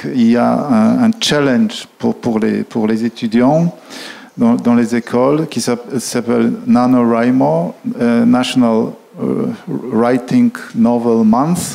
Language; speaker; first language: French; non-native, fluent; Polish